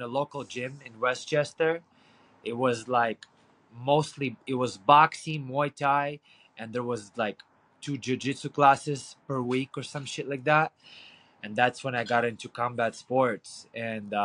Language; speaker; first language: English; non-native, fluent; Ukrainian